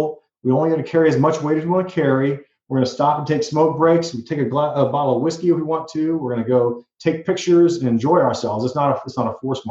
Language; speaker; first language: English; native; English